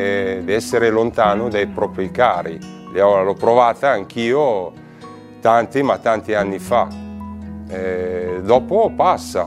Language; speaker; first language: Italian; non-native, fluent; Arabic